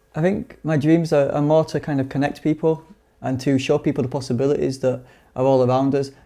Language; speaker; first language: English; native; English